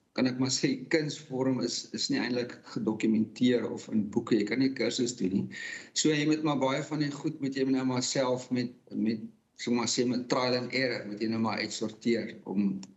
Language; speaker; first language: Afrikaans; native; Afrikaans